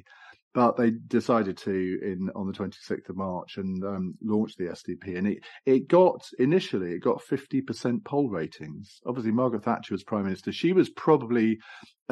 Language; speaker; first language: English; native; English